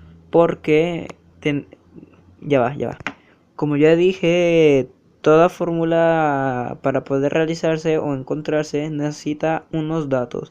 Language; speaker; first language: Spanish; native; Spanish